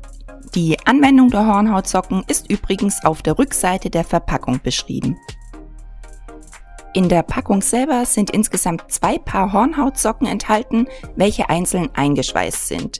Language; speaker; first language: German; native; German